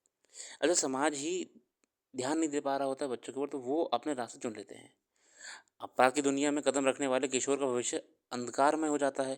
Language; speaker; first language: Hindi; native; Hindi